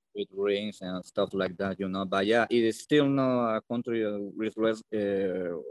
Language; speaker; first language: English; non-native, learner; Spanish